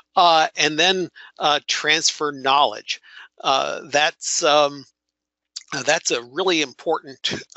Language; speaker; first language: English; native; English